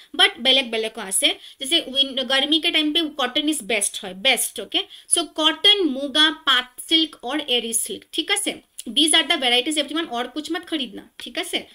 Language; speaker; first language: Hindi; non-native, local second language; Assamese